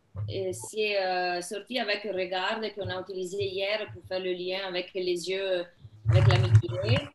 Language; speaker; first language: French; non-native, fluent; Italian